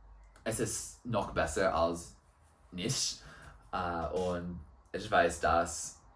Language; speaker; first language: German; non-native, learner; English